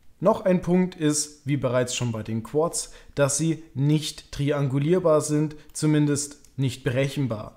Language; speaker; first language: German; native; German